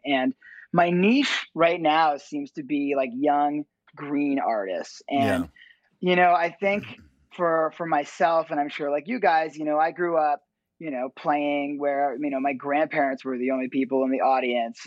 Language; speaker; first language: English; native; English